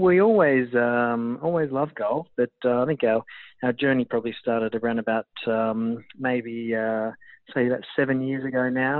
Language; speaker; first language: English; native; English